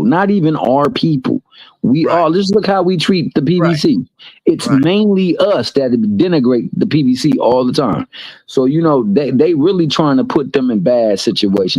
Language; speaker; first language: English; native; English